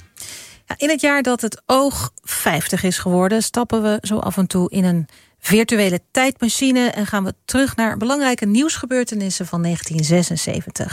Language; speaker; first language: Dutch; native; Dutch